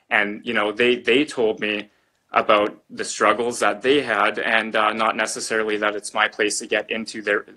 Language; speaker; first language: English; native; English